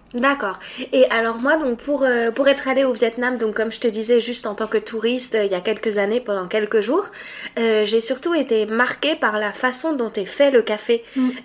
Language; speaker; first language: French; native; French